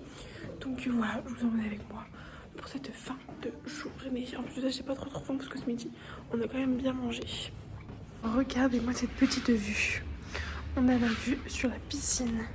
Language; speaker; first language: French; native; French